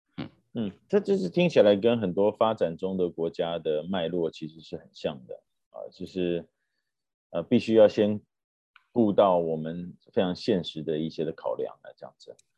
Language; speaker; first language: Chinese; native; Chinese